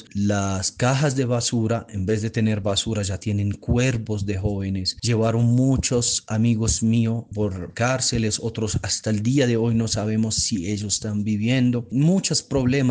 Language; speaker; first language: Spanish; non-native, fluent; Arabic